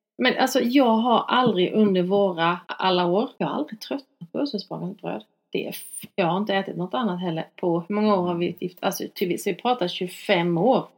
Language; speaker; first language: Swedish; native; Swedish